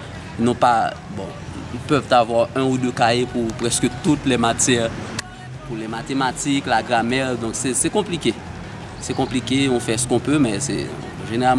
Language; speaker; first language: French; non-native, local second language; Haitian Creole